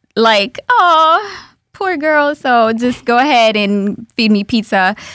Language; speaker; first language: English; early bilingual, other home language; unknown